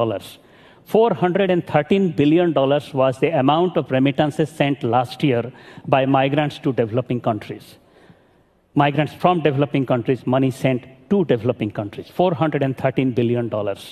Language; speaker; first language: English; non-native, local second language; Odia